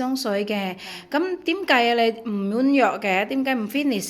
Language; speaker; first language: Cantonese; native; Cantonese